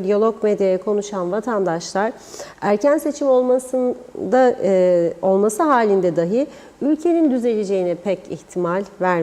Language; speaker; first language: Turkish; native; Turkish